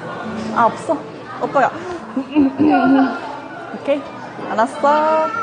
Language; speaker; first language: Korean; non-native, learner; Japanese